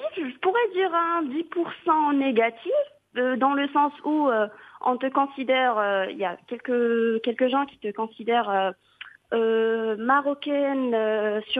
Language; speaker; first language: French; non-native, local second language; Arabic